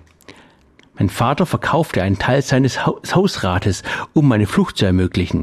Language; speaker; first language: German; native; German